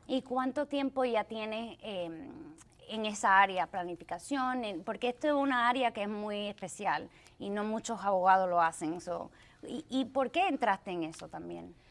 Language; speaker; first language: Spanish; early bilingual, heritage; Spanish